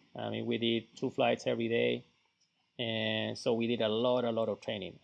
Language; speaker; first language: English; non-native, fluent; Spanish